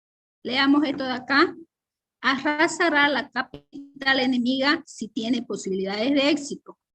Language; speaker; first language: Spanish; native; Spanish